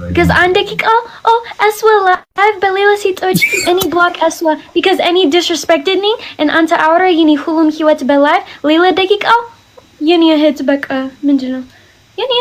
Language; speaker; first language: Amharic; early bilingual, heritage; English